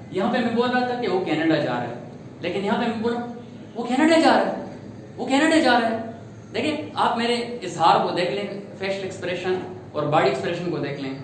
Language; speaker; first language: Urdu; native; Urdu